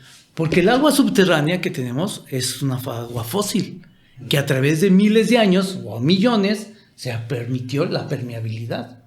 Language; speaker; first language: Spanish; native; Spanish